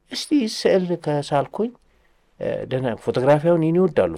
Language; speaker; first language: Amharic; native; Amharic